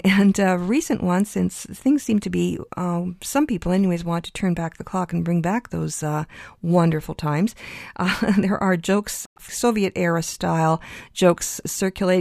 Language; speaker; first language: English; early bilingual, other home language; Ukrainian